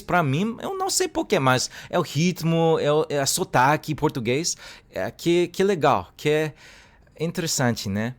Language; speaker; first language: Portuguese; non-native, learner; Cantonese